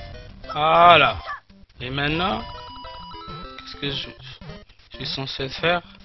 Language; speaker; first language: French; non-native, fluent; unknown